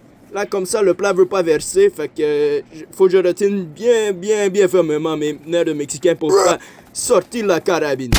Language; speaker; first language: French; native; French